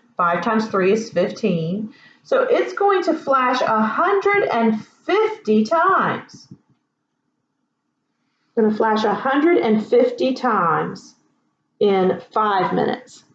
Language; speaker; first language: English; native; English